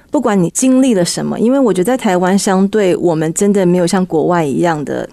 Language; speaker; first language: Chinese; early bilingual, heritage; Chinese